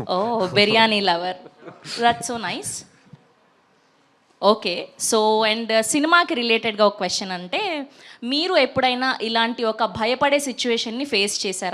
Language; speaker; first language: Telugu; native; Telugu